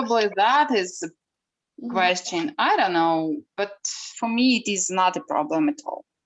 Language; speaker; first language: English; non-native, learner; Ukrainian